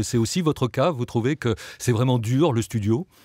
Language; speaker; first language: French; native; French